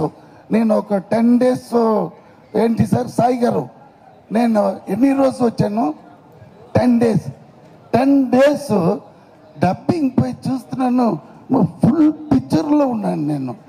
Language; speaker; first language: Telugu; non-native, learner; Tamil